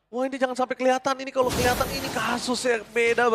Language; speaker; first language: Indonesian; native; Indonesian